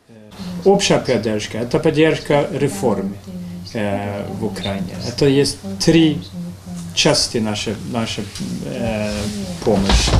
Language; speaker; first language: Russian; non-native, learner; Swedish